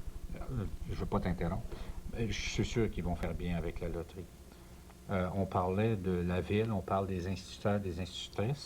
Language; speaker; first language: French; native; French